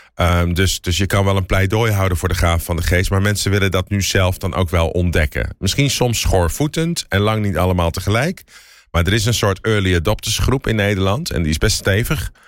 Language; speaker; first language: Dutch; native; Dutch